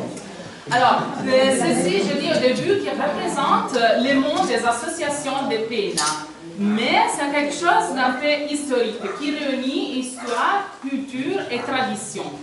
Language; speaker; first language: French; non-native, fluent; Italian